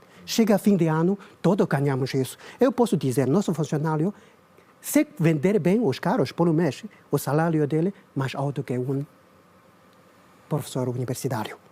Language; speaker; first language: Portuguese; non-native, learner; Chinese